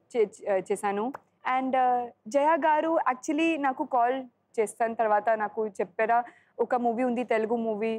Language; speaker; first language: Telugu; non-native, learner; Sindhi